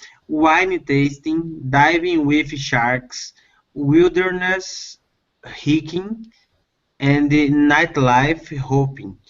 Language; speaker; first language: English; non-native, learner; Portuguese